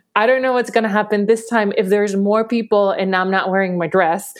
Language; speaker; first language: English; early bilingual, other home language; Spanish